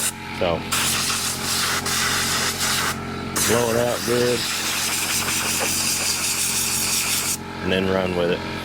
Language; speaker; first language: English; native; English